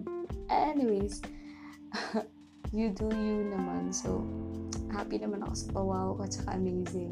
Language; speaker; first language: English; non-native, local second language; Cebuano